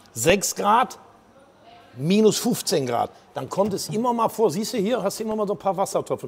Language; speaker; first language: German; native; German